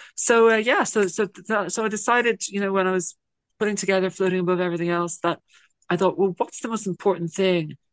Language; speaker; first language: English; native; English